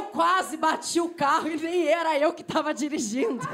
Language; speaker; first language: Portuguese; native; Portuguese